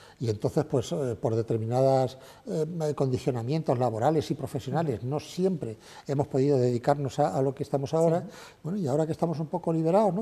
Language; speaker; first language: Spanish; native; Spanish